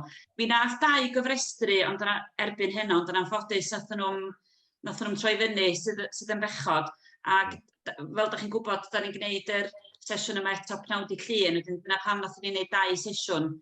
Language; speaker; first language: Welsh; native; Welsh